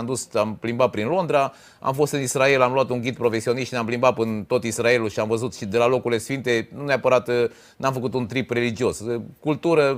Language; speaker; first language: Romanian; native; Romanian